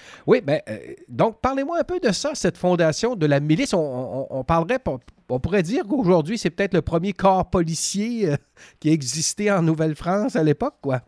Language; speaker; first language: French; native; French